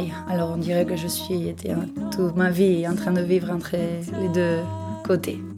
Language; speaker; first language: French; non-native, local second language; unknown